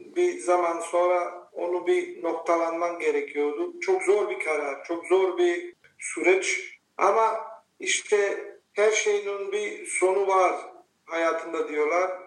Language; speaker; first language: Turkish; non-native, learner; Bosnian